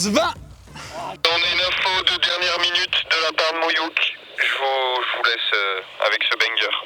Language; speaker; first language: French; native; French